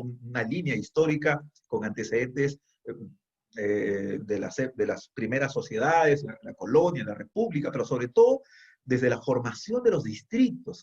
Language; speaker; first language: Spanish; native; Spanish